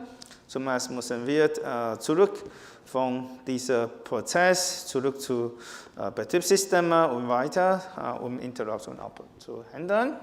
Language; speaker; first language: German; non-native, fluent; Chinese